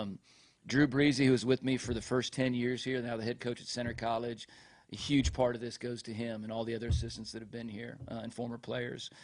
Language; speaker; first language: English; native; English